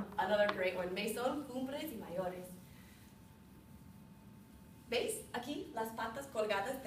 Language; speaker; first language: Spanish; non-native, fluent; English